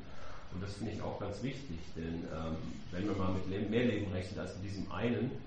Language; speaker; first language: German; native; German